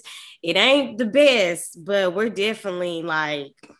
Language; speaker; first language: English; native; English